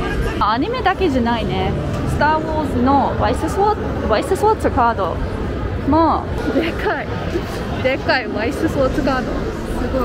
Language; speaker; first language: Japanese; non-native, learner; English